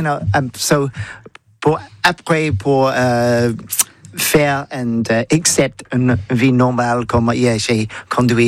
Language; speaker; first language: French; non-native, learner; English